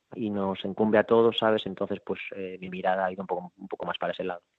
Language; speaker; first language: Spanish; native; Spanish